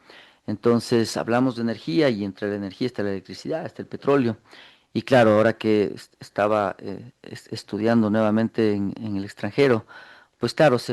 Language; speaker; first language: Spanish; native; Spanish